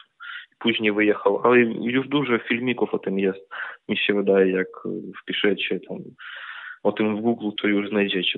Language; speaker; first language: Polish; non-native, fluent; Ukrainian